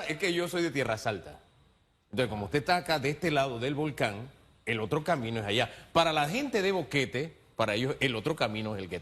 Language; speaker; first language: Spanish; native; Spanish